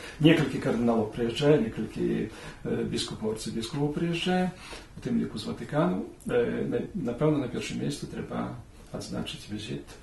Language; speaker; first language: Belarusian; non-native, local second language; Polish